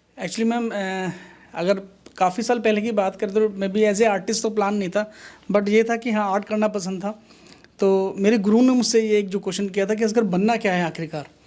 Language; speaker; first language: Hindi; native; Hindi